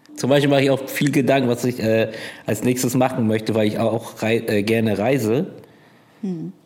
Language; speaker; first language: German; native; German